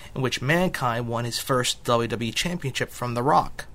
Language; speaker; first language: English; native; English